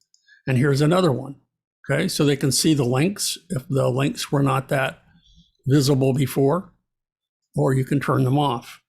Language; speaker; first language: English; native; English